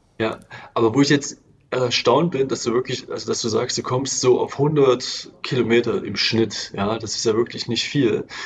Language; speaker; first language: German; native; German